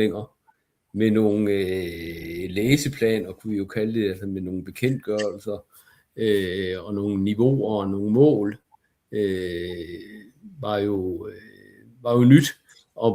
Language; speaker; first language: Danish; native; Danish